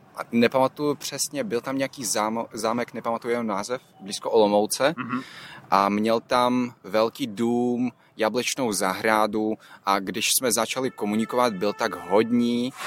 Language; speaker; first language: Czech; non-native, fluent; Ukrainian